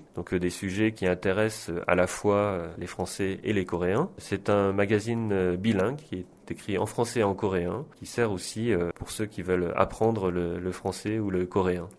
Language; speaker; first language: French; native; French